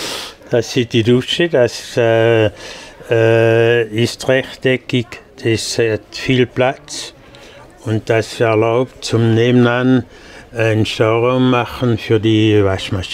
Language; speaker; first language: German; non-native, fluent; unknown